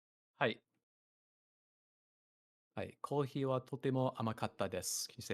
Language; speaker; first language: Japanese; non-native, learner; English